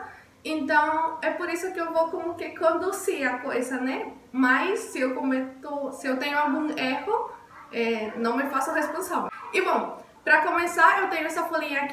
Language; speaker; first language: Portuguese; non-native, learner; Spanish